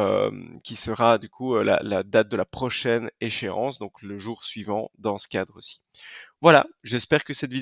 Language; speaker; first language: French; native; French